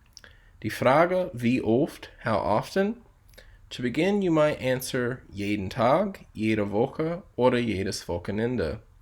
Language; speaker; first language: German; non-native, fluent; English